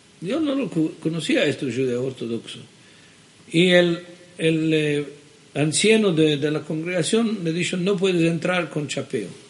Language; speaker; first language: Spanish; early bilingual, heritage; Spanish